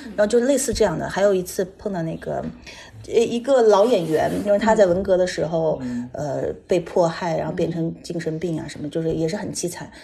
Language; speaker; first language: Chinese; non-native, local second language; Tibetan